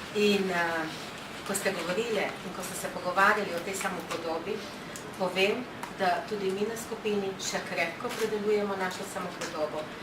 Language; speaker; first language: Slovenian; native; Slovenian